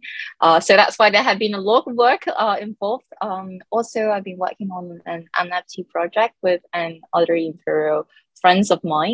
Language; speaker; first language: English; non-native, local second language; Cantonese